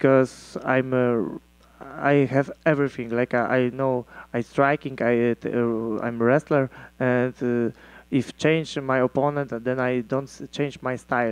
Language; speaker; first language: English; non-native, learner; Polish